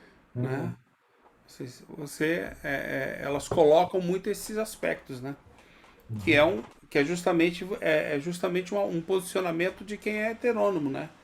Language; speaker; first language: Portuguese; native; Portuguese